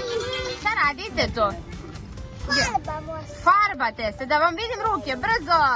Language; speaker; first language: Bosnian; native; Bosnian